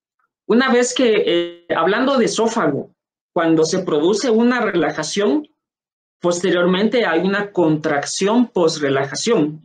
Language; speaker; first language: Spanish; native; Spanish